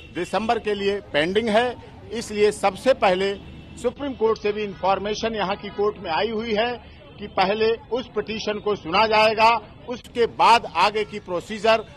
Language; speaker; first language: Hindi; native; Hindi